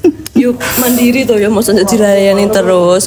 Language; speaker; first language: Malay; non-native, local second language; Javanese